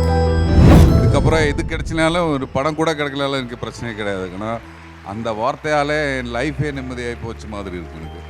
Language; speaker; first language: Tamil; non-native, learner; Malayalam